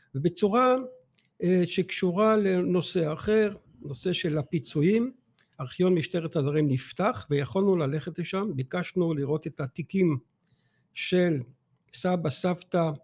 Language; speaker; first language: Hebrew; non-native, fluent; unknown